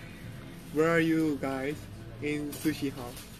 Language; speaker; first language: English; non-native, learner; Korean